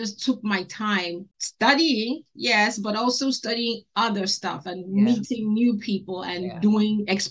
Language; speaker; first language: English; non-native, local second language; Igbo